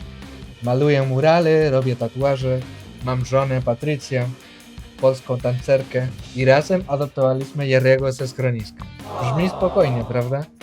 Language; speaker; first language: Polish; non-native, fluent; Spanish